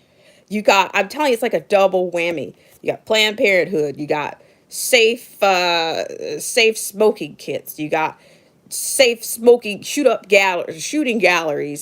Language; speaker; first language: English; native; English